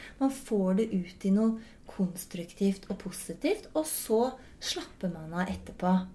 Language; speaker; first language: Norwegian; native; Norwegian